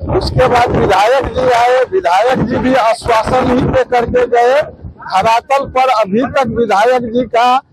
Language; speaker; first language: Hindi; native; Hindi